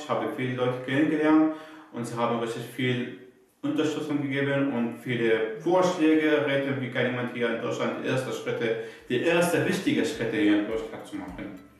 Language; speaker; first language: German; non-native, learner; Arabic